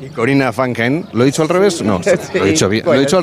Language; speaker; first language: Spanish; native; Spanish